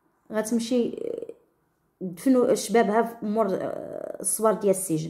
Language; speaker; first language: Arabic; native; Arabic